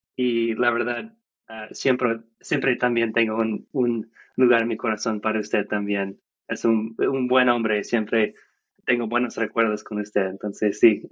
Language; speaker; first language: Spanish; non-native, fluent; English